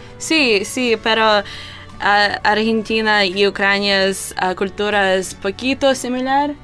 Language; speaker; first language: Spanish; non-native, learner; Ukrainian